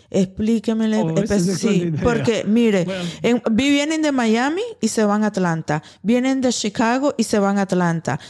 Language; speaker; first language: Spanish; early bilingual, heritage; Spanish